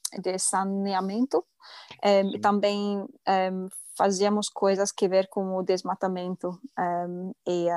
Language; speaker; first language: Portuguese; non-native, learner; English